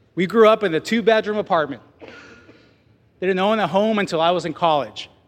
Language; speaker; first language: English; non-native, fluent; Spanish